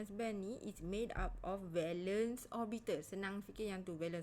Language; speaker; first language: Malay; native; Malay